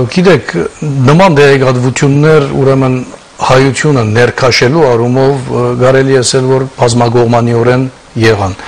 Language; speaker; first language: Armenian; early bilingual, heritage; Armenian